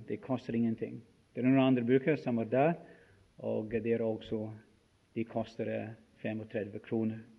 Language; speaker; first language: Norwegian; non-native, fluent; English